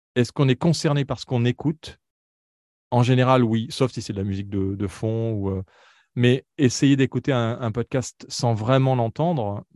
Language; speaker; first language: French; native; French